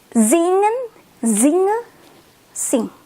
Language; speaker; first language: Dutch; non-native, fluent; Indonesian